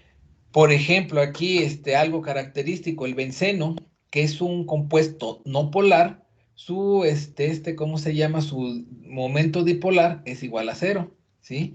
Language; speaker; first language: Spanish; native; Spanish